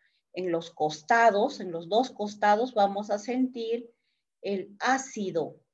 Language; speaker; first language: Spanish; native; Spanish